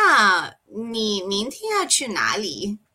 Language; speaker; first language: Chinese; non-native, learner; Spanish